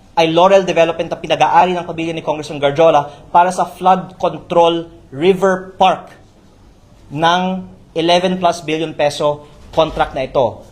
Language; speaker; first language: Filipino; native; Filipino